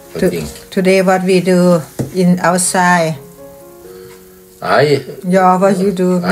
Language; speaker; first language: English; non-native, learner; Thai